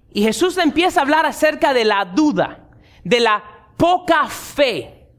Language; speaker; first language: Spanish; early bilingual, heritage; Spanish